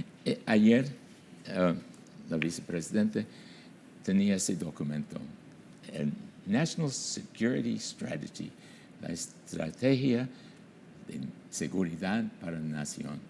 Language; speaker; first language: Spanish; non-native, fluent; English